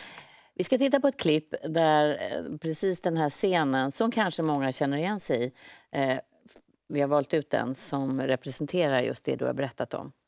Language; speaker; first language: Swedish; native; Swedish